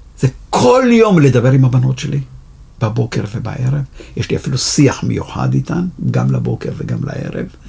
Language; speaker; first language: Hebrew; native; Hebrew